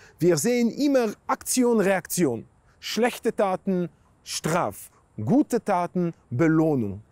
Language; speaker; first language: German; non-native, fluent; Hebrew